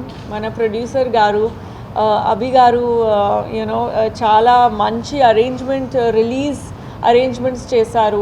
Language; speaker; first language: Telugu; non-native, fluent; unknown